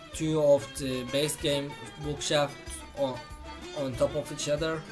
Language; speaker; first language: English; non-native, fluent; Turkish